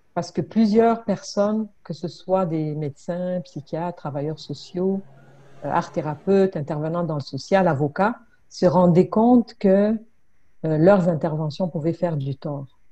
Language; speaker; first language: French; non-native, local second language; Kinyarwanda